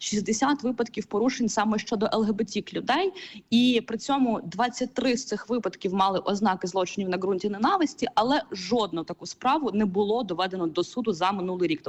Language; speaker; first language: Ukrainian; native; Ukrainian